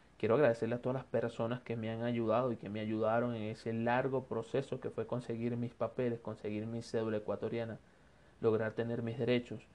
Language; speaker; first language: Spanish; native; Spanish